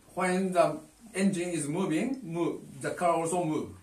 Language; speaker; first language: English; non-native, learner; Japanese